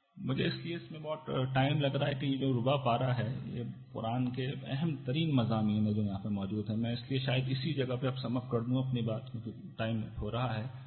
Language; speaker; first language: Urdu; native; Urdu